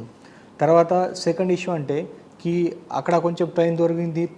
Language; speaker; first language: Telugu; non-native, learner; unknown